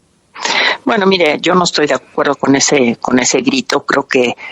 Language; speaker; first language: Spanish; native; Spanish